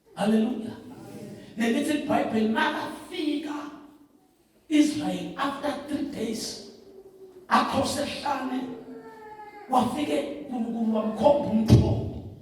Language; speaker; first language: Zulu; non-native, local second language; Swati